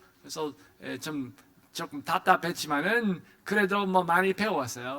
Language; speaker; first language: Korean; non-native, fluent; English